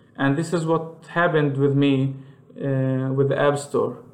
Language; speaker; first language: English; non-native, fluent; Arabic